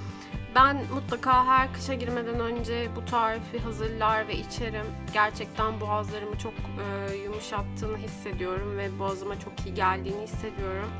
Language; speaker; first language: Turkish; native; Turkish